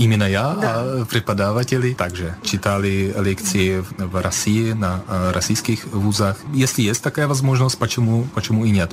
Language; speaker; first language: Russian; non-native, fluent; Czech